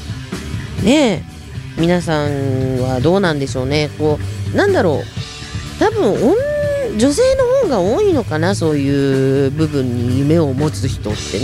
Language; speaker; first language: Japanese; native; Japanese